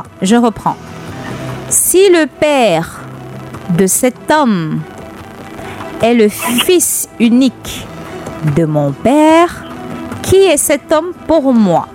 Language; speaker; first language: French; native; French